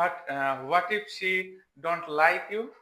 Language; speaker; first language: English; non-native, learner; Bangla